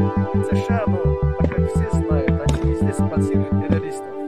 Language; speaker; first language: Russian; non-native, fluent; Turkish